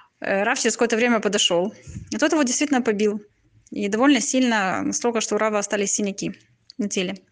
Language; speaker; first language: Russian; native; Russian